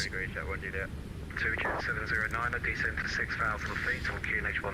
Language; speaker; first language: English; native; English